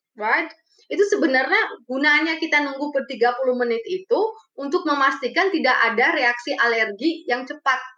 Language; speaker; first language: Indonesian; early bilingual, other home language; Romanian